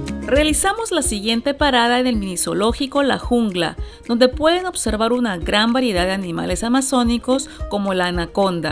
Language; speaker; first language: Spanish; native; Spanish